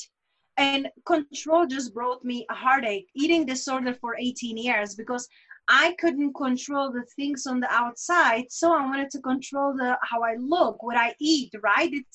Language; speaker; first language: English; non-native, fluent; Czech